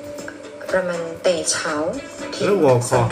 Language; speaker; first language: Thai; non-native, fluent; Burmese